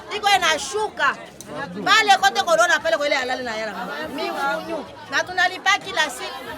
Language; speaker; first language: Swahili; native; Swahili